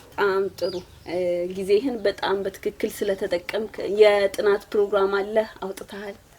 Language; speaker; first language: Amharic; non-native, local second language; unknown